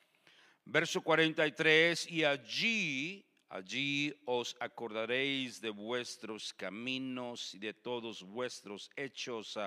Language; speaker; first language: Spanish; native; Spanish